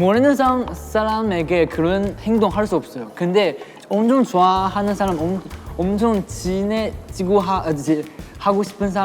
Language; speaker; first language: Korean; non-native, learner; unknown